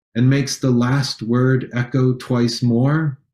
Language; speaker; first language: English; native; English